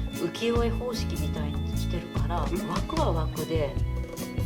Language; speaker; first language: Japanese; native; Japanese